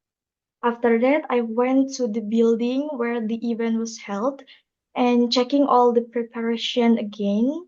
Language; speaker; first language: English; non-native, learner; Indonesian